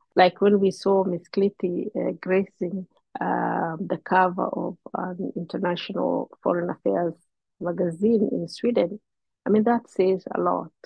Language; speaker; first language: English; non-native, local second language; Somali